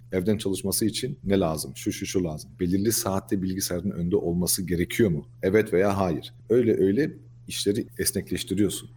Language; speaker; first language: Turkish; early bilingual, heritage; Turkish